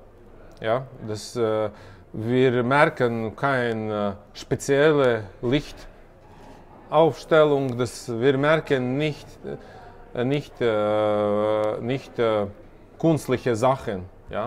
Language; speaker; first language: German; non-native, learner; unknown